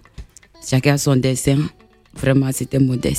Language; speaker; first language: French; non-native, local second language; Mandingo